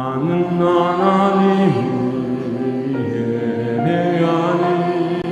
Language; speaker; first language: Korean; native; Korean